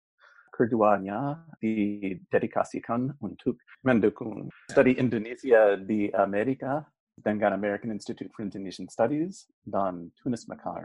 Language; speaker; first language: Indonesian; non-native, fluent; English